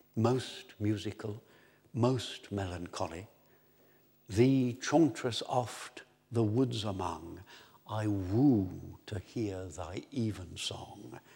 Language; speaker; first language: English; native; English